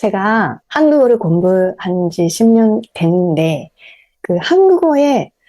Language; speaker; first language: Korean; non-native, fluent; Japanese